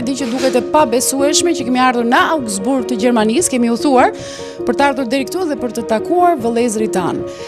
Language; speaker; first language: Albanian; native; Albanian